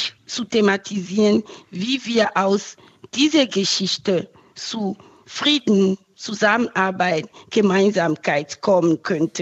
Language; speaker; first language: German; non-native, fluent; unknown